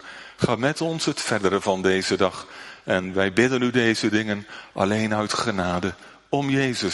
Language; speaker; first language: Dutch; native; Dutch